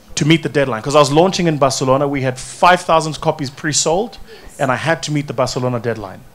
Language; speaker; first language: English; non-native, local second language; Zulu